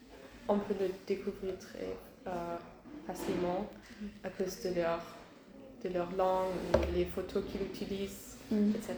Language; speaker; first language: French; non-native, learner; German